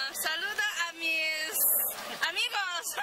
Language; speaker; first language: Spanish; non-native, learner; Chinese